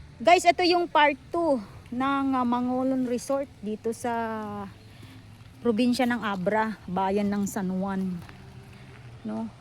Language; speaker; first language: Filipino; non-native, local second language; Iloko